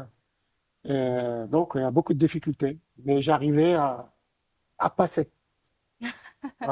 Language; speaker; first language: French; non-native, local second language; Arabic